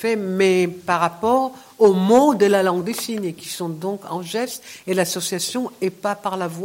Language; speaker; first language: French; non-native, fluent; Hebrew